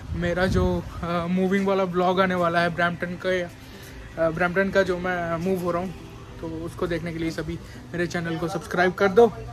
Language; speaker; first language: Hindi; non-native, local second language; Dogri